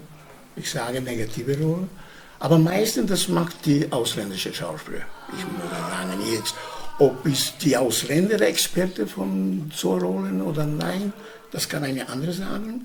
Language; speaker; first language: German; non-native, learner; Romany